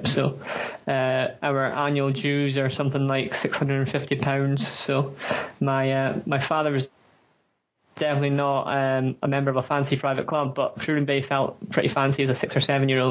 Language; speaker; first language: English; native; English